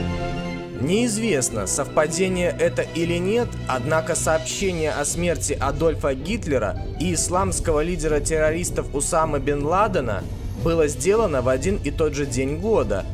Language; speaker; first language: Russian; native; Russian